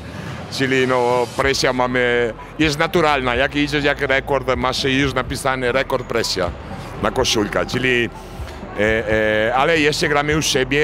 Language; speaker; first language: Polish; non-native, learner; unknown